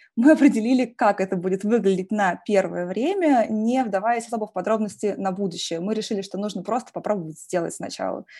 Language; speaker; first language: Russian; native; Russian